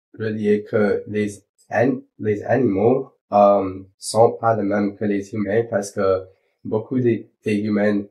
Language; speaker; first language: French; non-native, local second language; English